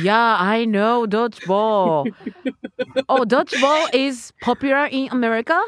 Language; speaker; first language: English; non-native, learner; Japanese